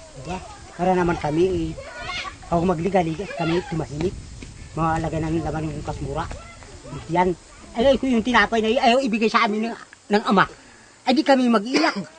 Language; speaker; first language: Filipino; non-native, local second language; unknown